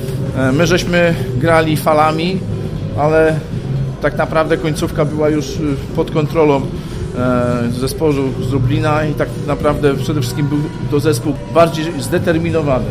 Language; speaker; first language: Polish; native; Polish